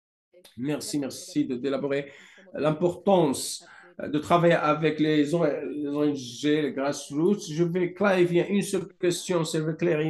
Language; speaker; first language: French; non-native, fluent; English